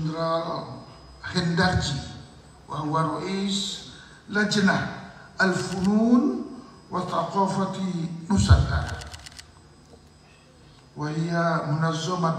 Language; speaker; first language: Arabic; non-native, learner; Indonesian